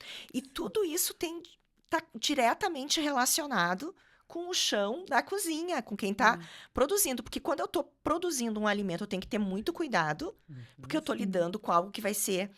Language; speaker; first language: Portuguese; native; Portuguese